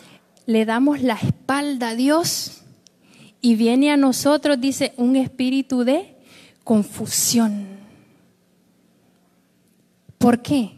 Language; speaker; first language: Spanish; native; Spanish